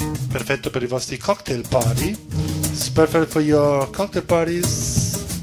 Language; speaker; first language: English; non-native, fluent; Italian